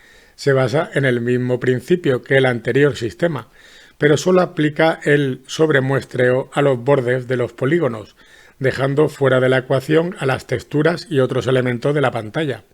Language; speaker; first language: Spanish; native; Spanish